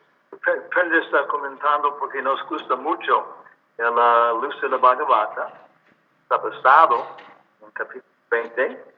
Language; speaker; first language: Spanish; non-native, learner; English